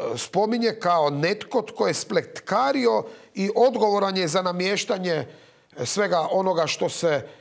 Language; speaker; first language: Croatian; native; Croatian